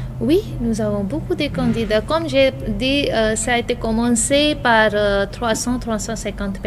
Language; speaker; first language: French; non-native, fluent; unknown